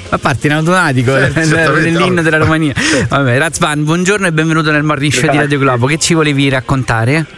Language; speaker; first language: Italian; native; Italian